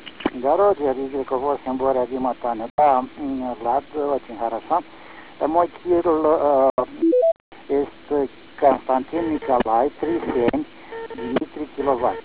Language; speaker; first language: Russian; non-native, local second language; Romanian